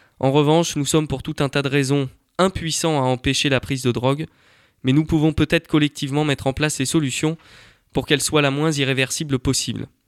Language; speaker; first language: French; native; French